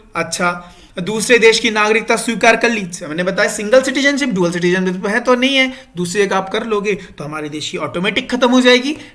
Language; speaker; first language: Hindi; non-native, local second language; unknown